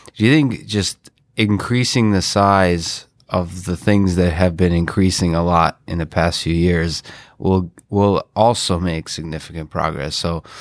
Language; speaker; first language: English; non-native, fluent; Russian